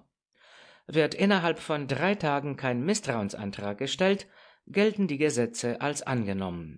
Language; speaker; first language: German; non-native, fluent; Romanian